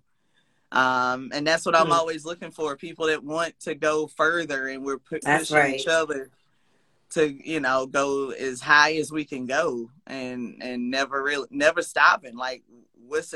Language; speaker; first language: English; native; English